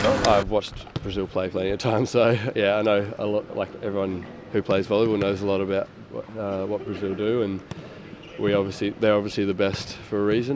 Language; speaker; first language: English; native; English